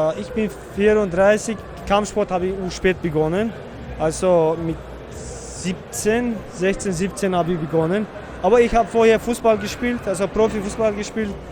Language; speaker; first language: German; non-native, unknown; Czech